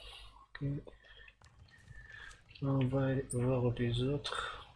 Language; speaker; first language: French; non-native, learner; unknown